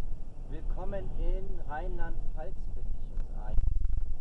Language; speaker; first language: German; native; German